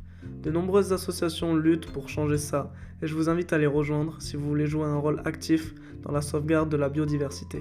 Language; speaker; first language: French; native; French